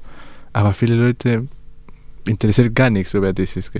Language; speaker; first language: German; non-native, learner; Spanish